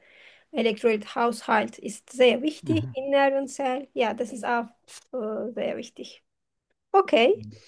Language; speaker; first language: German; non-native, learner; Turkish